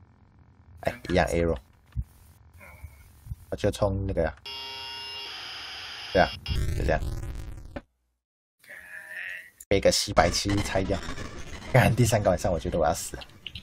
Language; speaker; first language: Chinese; native; Chinese